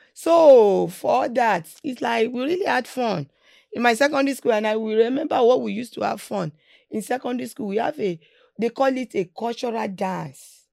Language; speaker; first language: English; non-native, local second language; Yoruba